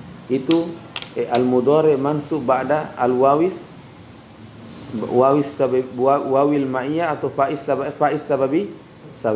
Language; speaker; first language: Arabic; non-native, fluent; Indonesian